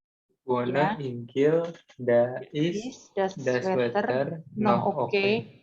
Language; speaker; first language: German; non-native, learner; Indonesian